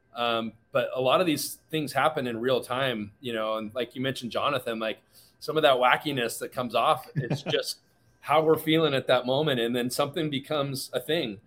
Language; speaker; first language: English; native; English